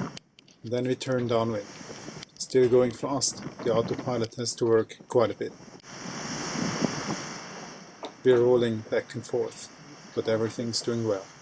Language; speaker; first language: English; non-native, fluent; German